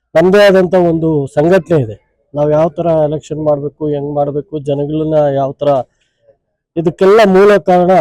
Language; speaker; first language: Kannada; native; Kannada